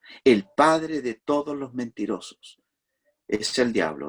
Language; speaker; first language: Spanish; native; Spanish